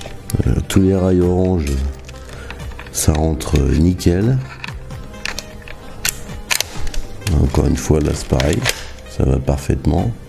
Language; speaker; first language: French; native; French